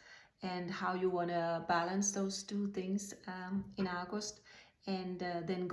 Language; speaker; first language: English; non-native, fluent; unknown